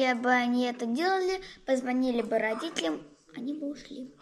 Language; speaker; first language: Russian; early bilingual, heritage; Russian